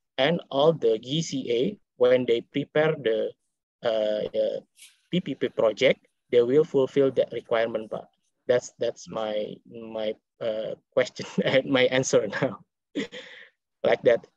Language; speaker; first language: English; non-native, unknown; Indonesian